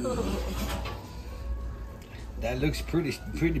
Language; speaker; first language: English; native; English